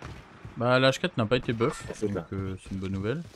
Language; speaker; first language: French; native; French